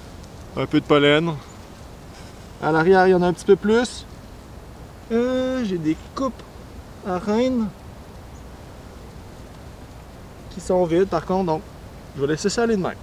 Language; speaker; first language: French; native; French